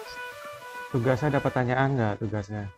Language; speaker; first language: Indonesian; native; Indonesian